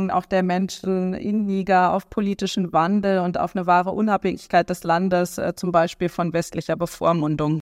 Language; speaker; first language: German; native; German